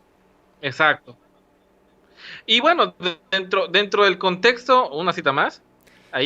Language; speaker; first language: Spanish; native; Spanish